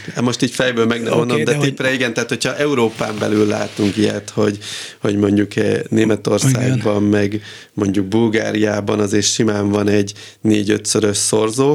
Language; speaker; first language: Hungarian; native; Hungarian